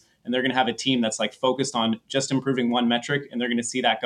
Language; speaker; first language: English; native; English